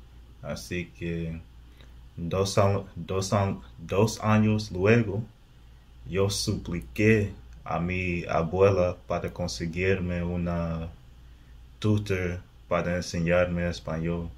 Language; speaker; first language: Spanish; non-native, learner; English